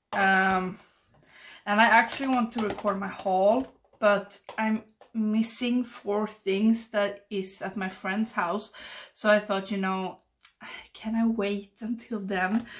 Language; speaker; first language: English; non-native, fluent; Swedish